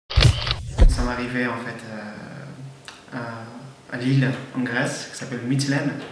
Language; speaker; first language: French; non-native, fluent; Persian